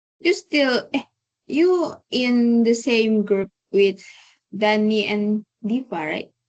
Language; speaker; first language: English; non-native, learner; Indonesian